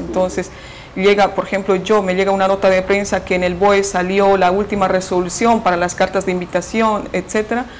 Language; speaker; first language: Spanish; native; Spanish